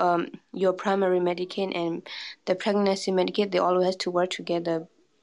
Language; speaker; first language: English; non-native, fluent; Burmese